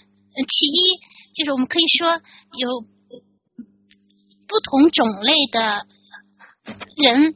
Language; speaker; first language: Chinese; native; Chinese